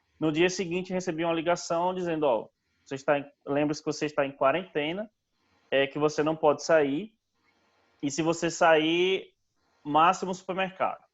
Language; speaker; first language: Portuguese; native; Portuguese